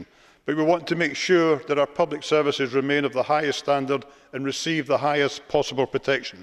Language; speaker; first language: English; native; English